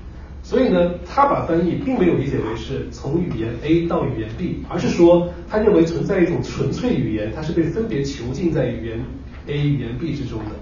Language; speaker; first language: Chinese; native; Chinese